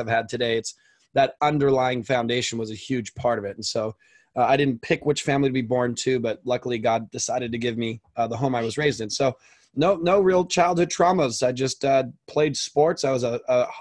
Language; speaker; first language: English; native; English